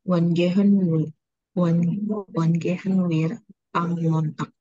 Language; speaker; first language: German; non-native, learner; Indonesian